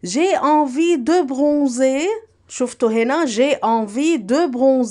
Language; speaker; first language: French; non-native, fluent; Arabic